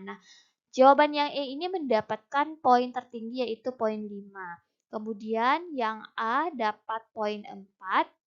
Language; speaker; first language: Indonesian; native; Indonesian